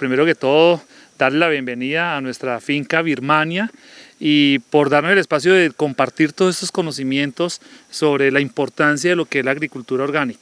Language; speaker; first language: Spanish; native; Spanish